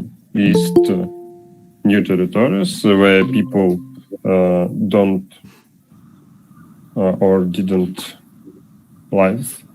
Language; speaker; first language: English; non-native, learner; Russian